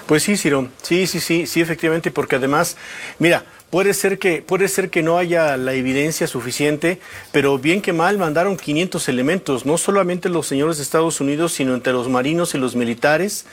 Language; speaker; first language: Spanish; native; Spanish